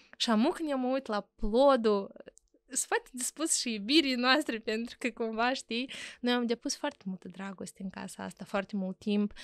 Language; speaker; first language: Romanian; native; Romanian